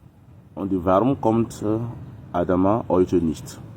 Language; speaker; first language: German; non-native, learner; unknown